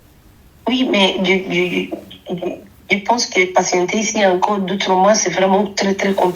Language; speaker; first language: French; non-native, fluent; Spanish